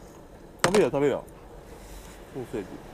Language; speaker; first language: Japanese; native; Japanese